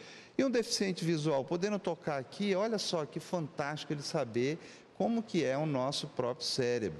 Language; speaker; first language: Portuguese; native; Portuguese